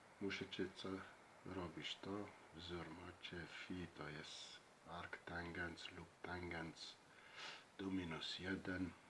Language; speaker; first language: Polish; non-native, learner; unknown